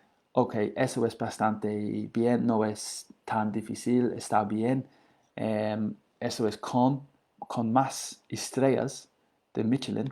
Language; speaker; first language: Spanish; non-native, learner; English